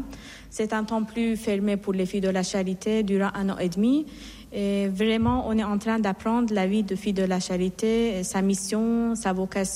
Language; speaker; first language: French; non-native, fluent; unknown